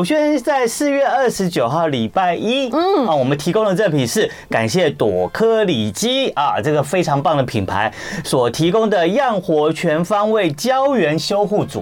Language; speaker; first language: Chinese; native; Chinese